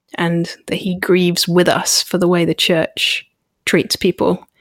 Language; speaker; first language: English; native; English